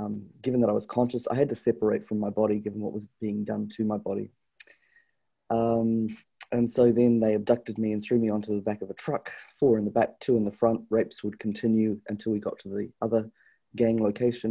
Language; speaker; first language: English; native; English